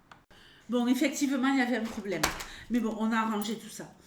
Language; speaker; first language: French; native; French